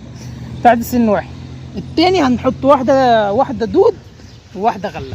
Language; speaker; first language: Arabic; native; Arabic